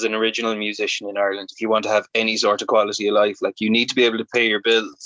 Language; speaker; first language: English; native; English